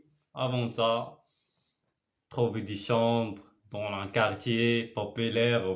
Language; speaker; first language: French; non-native, learner; Arabic